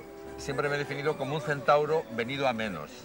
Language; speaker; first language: Spanish; native; Spanish